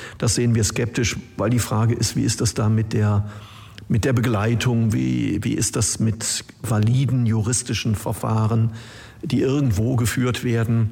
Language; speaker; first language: German; native; German